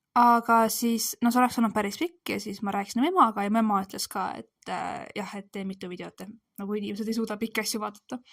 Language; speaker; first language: Estonian; native; Estonian